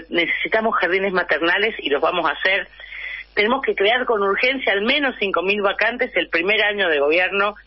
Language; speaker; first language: Spanish; native; Spanish